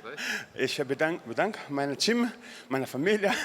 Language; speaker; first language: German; non-native, learner; Portuguese